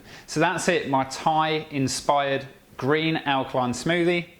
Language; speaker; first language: English; native; English